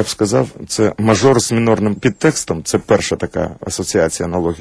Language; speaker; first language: Ukrainian; native; Ukrainian